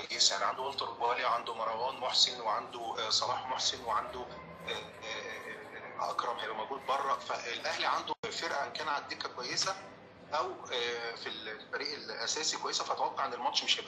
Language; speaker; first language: Arabic; native; Arabic